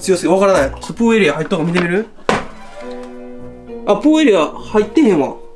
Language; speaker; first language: Japanese; native; Japanese